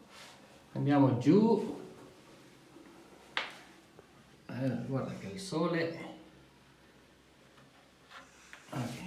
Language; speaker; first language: Italian; non-native, fluent; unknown